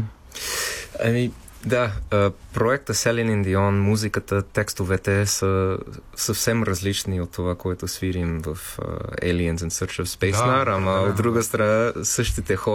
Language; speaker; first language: Bulgarian; non-native, fluent; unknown